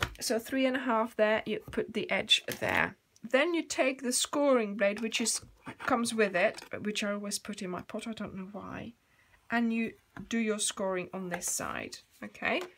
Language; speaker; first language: English; native; English